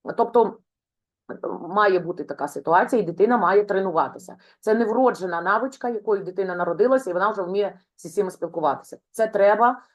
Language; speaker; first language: Ukrainian; non-native, local second language; Russian